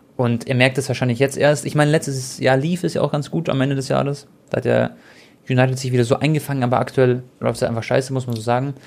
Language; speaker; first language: German; early bilingual, other home language; Croatian